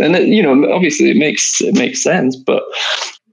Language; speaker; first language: English; native; English